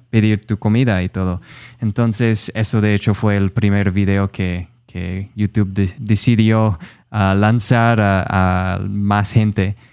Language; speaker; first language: Spanish; non-native, fluent; English